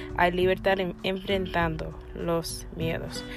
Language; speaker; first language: Spanish; non-native, learner; English